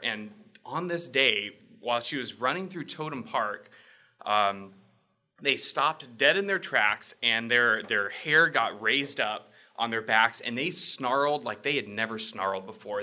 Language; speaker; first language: English; native; English